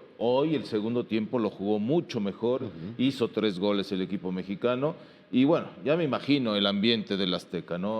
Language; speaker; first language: Spanish; native; Spanish